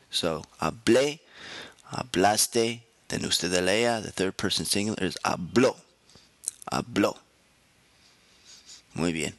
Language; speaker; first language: Spanish; non-native, fluent; English